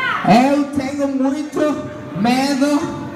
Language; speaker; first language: Portuguese; non-native, learner; Spanish